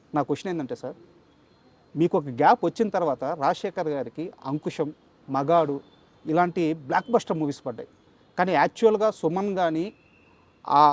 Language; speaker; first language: Telugu; native; Telugu